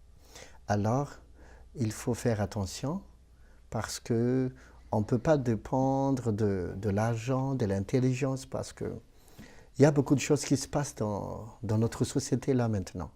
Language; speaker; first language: French; non-native, local second language; Malagasy